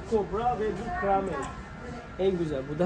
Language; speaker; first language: Turkish; non-native, learner; Arabic